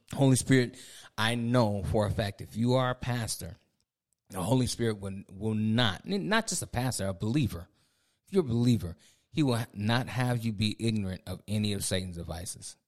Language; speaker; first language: English; native; English